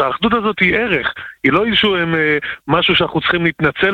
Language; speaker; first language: Hebrew; native; Hebrew